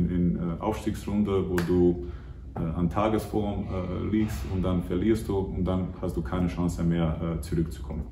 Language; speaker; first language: German; non-native, fluent; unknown